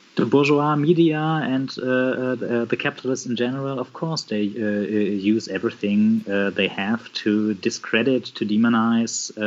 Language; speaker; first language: English; non-native, fluent; German